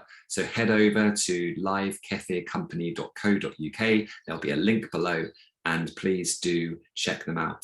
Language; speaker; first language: English; native; English